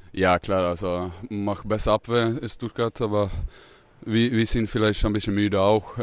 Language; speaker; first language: German; non-native, learner; Swedish